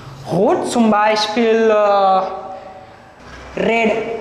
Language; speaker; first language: German; non-native, fluent; Marathi